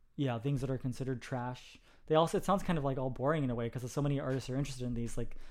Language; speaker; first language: English; native; English